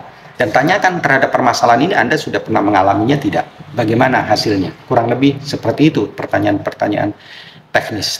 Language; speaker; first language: Indonesian; native; Indonesian